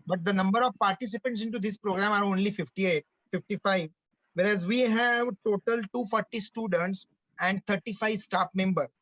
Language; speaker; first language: English; non-native, local second language; Marathi